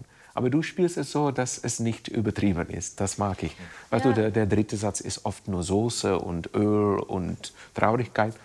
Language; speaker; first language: German; non-native, fluent; Czech